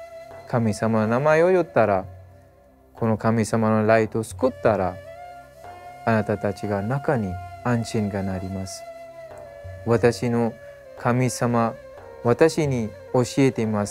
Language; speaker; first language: Japanese; non-native, learner; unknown